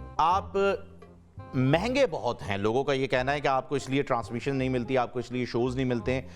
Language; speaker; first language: Urdu; native; Urdu